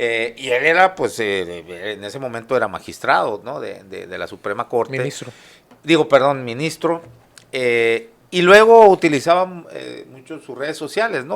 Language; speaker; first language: Spanish; native; Spanish